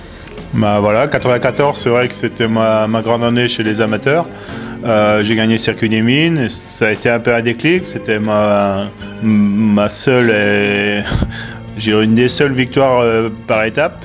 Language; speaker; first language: French; native; French